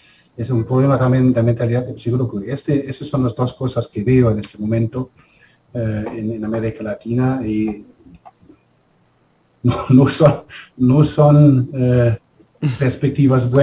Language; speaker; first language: Spanish; non-native, fluent; German